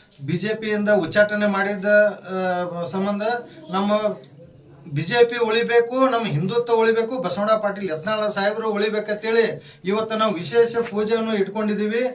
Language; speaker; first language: Kannada; non-native, local second language; Lambadi